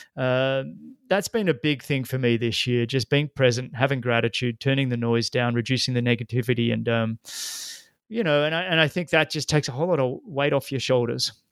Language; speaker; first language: English; native; English